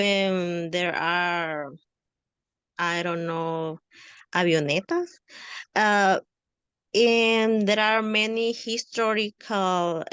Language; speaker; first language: English; non-native, learner; Spanish